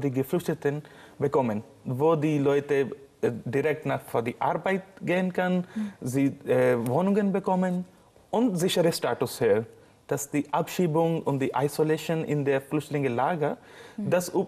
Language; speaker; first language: German; non-native, learner; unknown